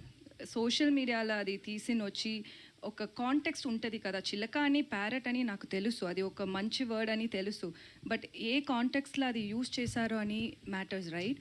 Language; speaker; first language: Telugu; non-native, learner; Tamil